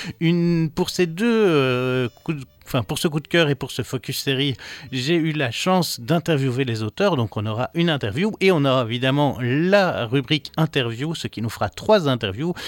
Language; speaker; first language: French; native; French